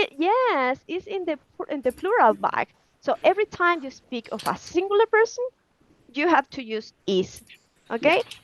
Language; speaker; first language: English; non-native, fluent; Spanish